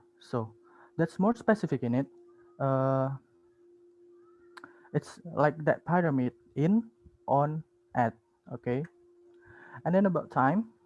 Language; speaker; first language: English; non-native, learner; Indonesian